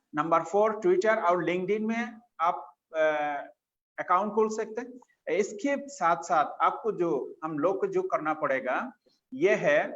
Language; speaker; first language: Hindi; non-native, fluent; Bangla